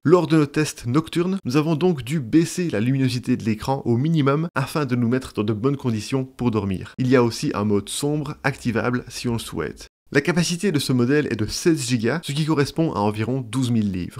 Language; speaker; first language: French; native; French